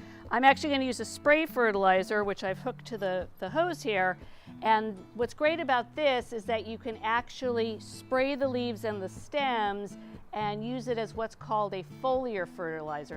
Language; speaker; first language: English; native; English